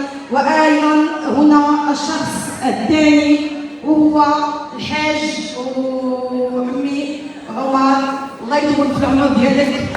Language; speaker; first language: Arabic; native; Arabic